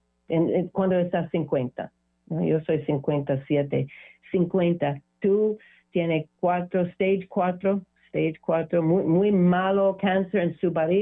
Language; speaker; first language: Spanish; non-native, learner; English